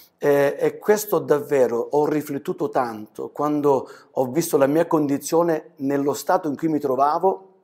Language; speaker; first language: Italian; native; Italian